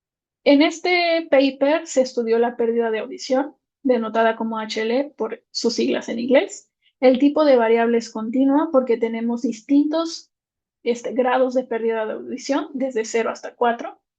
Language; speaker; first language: Spanish; native; Spanish